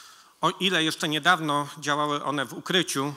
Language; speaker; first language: Polish; native; Polish